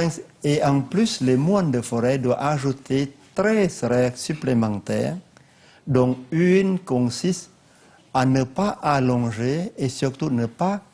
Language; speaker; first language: French; non-native, learner; Lao